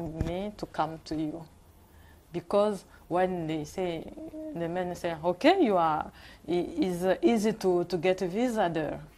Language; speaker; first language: English; non-native, learner; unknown